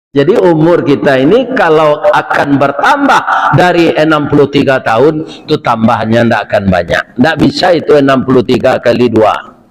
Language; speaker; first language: Malay; non-native, local second language; Minangkabau